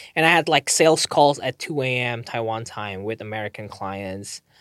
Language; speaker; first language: English; non-native, fluent; Indonesian